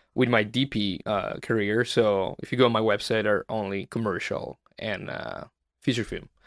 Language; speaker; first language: English; non-native, fluent; Italian